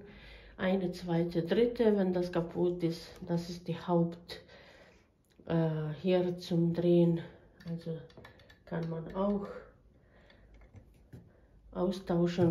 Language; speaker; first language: German; non-native, fluent; Bosnian